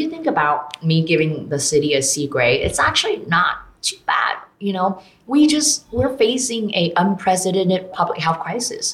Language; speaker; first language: English; non-native, local second language; Cantonese